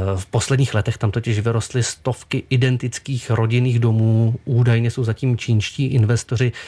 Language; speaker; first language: Czech; native; Czech